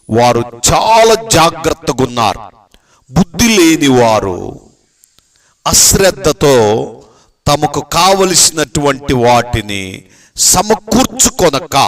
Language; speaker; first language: Telugu; native; Telugu